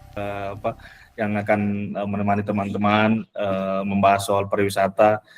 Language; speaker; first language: Indonesian; native; Indonesian